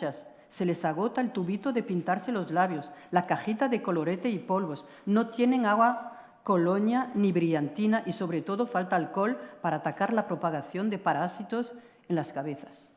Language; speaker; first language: Spanish; non-native, fluent; French